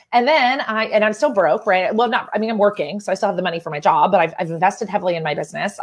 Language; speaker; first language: English; native; English